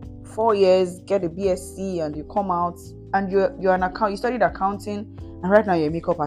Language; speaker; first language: English; non-native, local second language; Yoruba